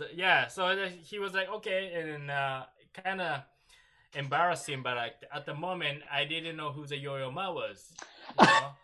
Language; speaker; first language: English; non-native, learner; Japanese